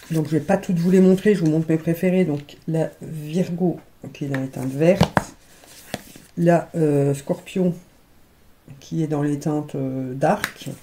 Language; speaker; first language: French; native; French